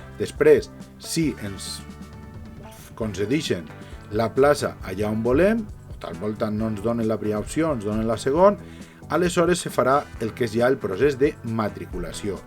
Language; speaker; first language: Catalan; native; Catalan